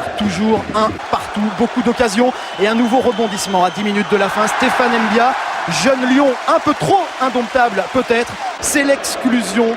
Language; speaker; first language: French; native; French